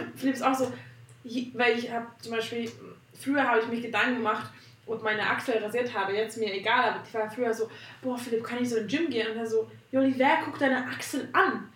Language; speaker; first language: German; non-native, fluent; Hungarian